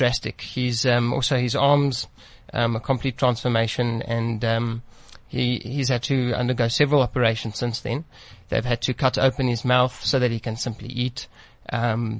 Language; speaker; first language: English; native; English